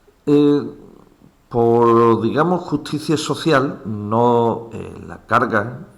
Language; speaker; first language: Spanish; native; Spanish